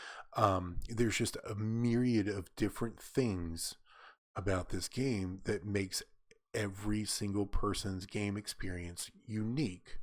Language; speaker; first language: English; native; English